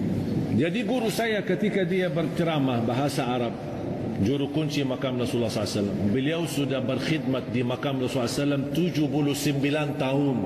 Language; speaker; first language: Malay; non-native, fluent; Arabic